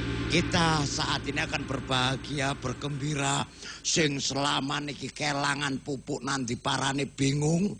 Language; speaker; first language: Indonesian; non-native, local second language; Javanese